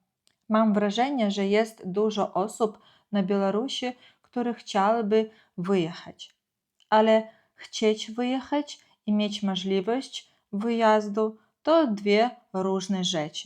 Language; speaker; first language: Polish; non-native, fluent; Ukrainian